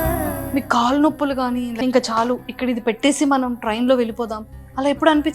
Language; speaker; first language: Telugu; native; Telugu